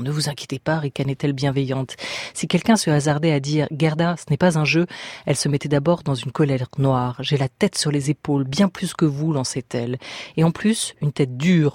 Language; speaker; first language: French; native; French